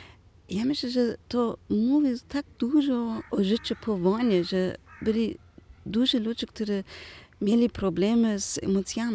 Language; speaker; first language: Polish; non-native, learner; German